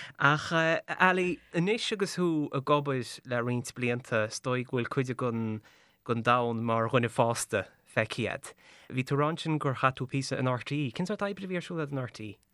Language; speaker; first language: Irish; native; Irish